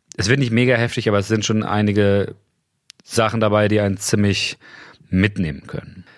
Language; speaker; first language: German; native; German